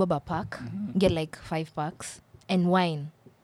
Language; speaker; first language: English; non-native, local second language; Swahili